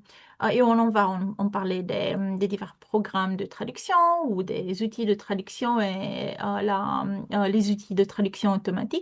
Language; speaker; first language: French; non-native, fluent; Romanian